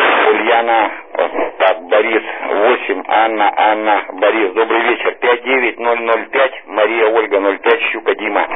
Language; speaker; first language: Russian; native; Russian